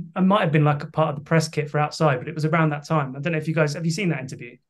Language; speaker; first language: English; native; English